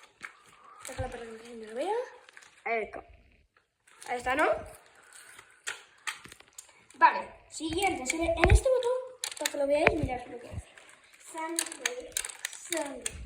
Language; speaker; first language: Spanish; native; Spanish